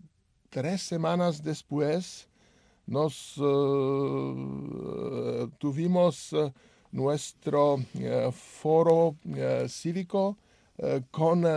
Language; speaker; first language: Spanish; non-native, learner; Czech